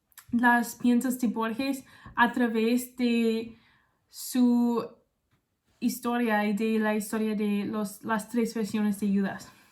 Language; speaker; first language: Spanish; non-native, learner; English